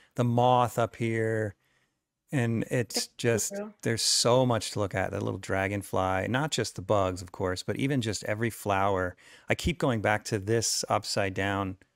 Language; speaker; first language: English; native; English